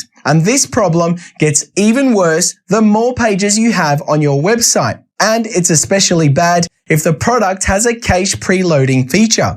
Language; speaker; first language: English; native; English